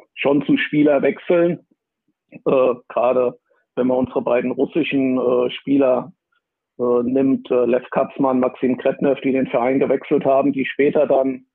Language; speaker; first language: German; native; German